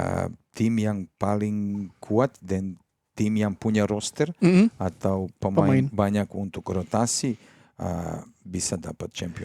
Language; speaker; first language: Indonesian; non-native, fluent; Serbian